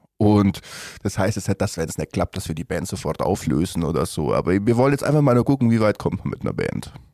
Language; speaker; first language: German; native; German